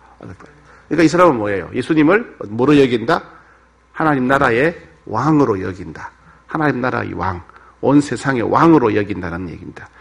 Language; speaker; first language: Korean; native; Korean